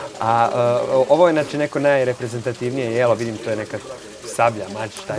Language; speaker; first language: Bosnian; native; Bosnian